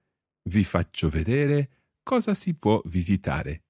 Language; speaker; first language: Italian; non-native, fluent; English